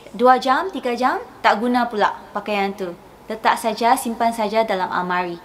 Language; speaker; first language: Malay; native; Malay